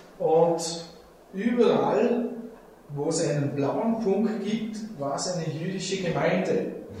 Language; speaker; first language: German; native; German